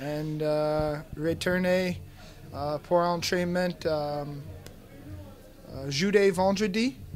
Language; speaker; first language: French; non-native, learner; English